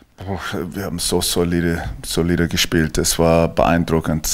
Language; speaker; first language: German; non-native, fluent; English